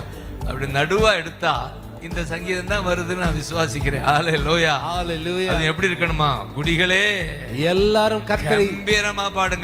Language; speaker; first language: Tamil; native; Tamil